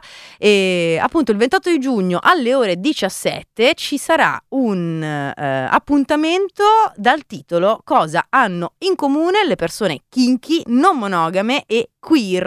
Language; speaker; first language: Italian; native; Italian